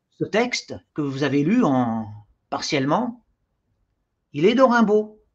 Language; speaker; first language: French; native; French